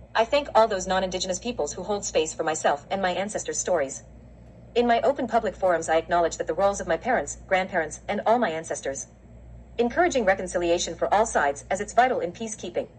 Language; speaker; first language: English; native; English